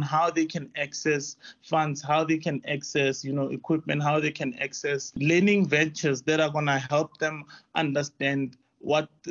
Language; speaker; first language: English; non-native, local second language; Tswana